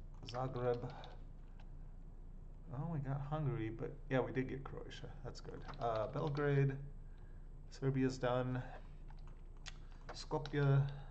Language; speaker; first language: English; native; English